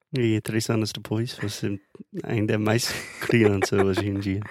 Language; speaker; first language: Portuguese; non-native, fluent; English